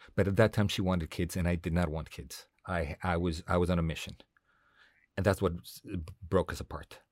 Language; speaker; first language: English; non-native, fluent; Spanish